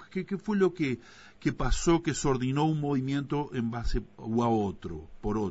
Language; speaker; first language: Spanish; native; Spanish